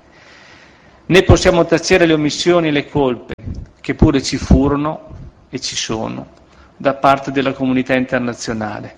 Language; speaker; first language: Italian; native; Italian